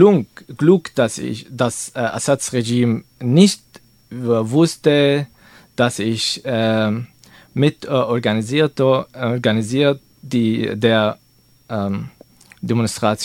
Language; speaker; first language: German; non-native, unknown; Arabic